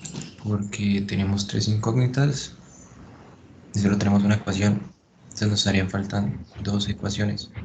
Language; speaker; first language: Spanish; native; Spanish